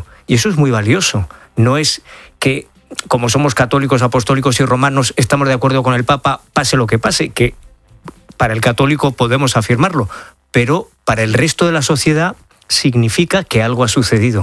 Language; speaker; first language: Spanish; native; Spanish